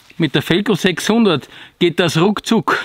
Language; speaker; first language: German; native; German